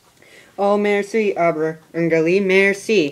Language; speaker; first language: French; non-native, learner; English